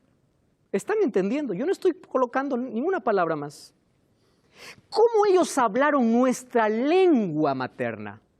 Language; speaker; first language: Spanish; native; Spanish